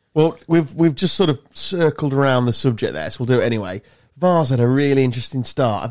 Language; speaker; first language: English; native; English